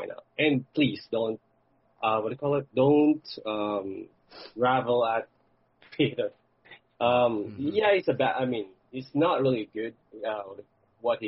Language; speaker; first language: English; non-native, local second language; Filipino